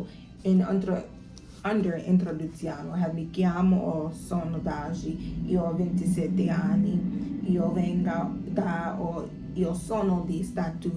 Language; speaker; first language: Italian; non-native, learner; English